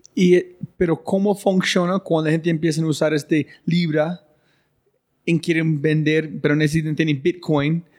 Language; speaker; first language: Spanish; non-native, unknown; English